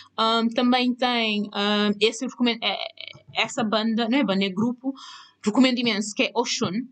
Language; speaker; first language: Portuguese; non-native, local second language; Kabuverdianu